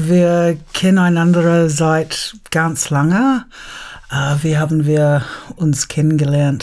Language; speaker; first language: German; non-native, learner; English